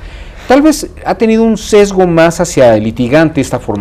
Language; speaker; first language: Spanish; native; Spanish